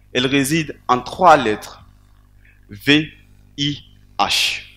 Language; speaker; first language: French; non-native, local second language; Mossi